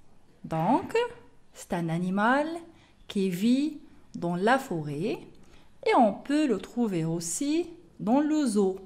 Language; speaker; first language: French; non-native, local second language; Arabic